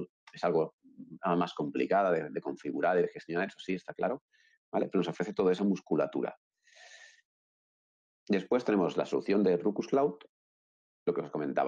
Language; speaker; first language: Spanish; native; Spanish